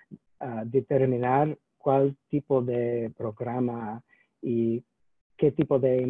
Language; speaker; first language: Spanish; non-native, learner; English